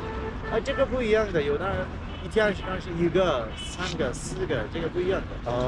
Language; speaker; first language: Chinese; non-native, learner; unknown